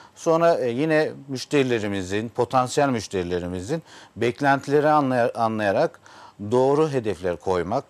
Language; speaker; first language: Turkish; native; Turkish